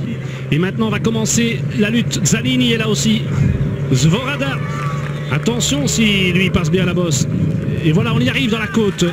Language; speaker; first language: French; native; French